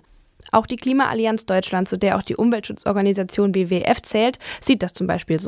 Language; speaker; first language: German; native; German